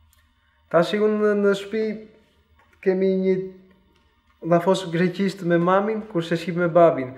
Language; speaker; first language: Albanian; early bilingual, heritage; Albanian